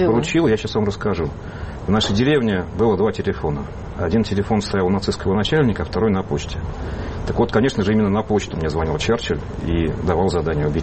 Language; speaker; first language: Russian; native; Russian